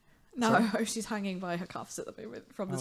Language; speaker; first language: English; native; English